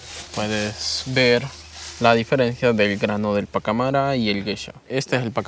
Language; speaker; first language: Spanish; native; Spanish